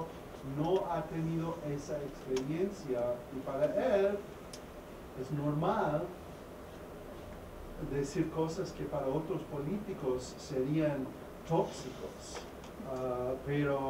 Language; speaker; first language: Spanish; non-native, fluent; English